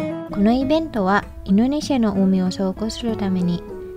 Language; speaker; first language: Japanese; non-native, fluent; Indonesian